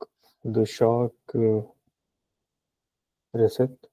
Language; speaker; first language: French; non-native, learner; Punjabi